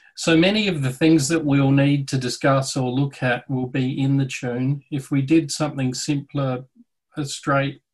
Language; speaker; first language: English; native; English